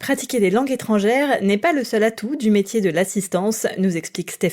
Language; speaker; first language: French; native; French